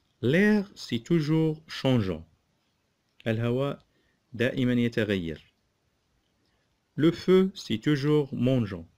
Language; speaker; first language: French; non-native, local second language; Arabic